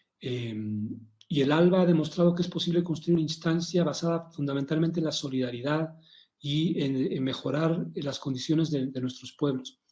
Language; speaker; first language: Spanish; native; Spanish